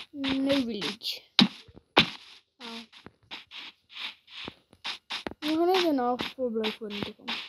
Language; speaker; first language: Dutch; non-native, learner; Afrikaans